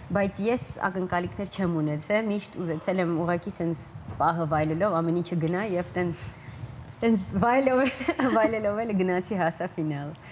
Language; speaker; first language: Armenian; early bilingual, heritage; Armenian